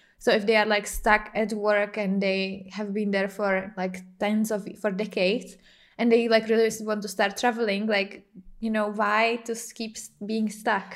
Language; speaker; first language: English; non-native, fluent; Czech